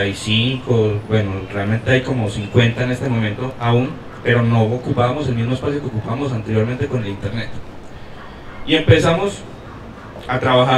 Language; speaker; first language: Spanish; native; Spanish